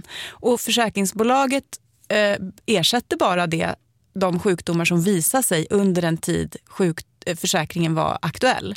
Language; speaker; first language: Swedish; native; Swedish